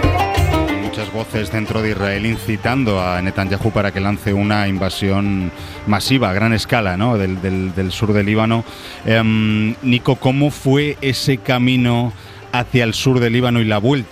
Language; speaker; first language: Spanish; native; Spanish